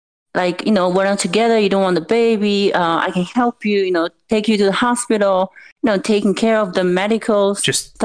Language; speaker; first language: English; non-native, fluent; Chinese